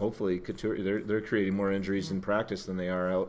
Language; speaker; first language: English; native; English